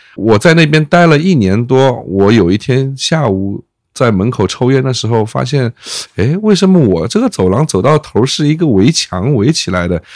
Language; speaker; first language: Chinese; native; Chinese